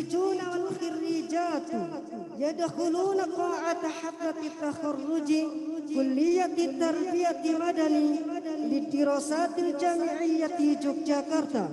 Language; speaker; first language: Arabic; non-native, fluent; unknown